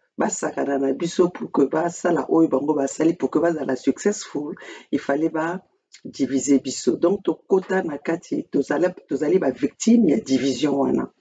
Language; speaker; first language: Lingala; native; Lingala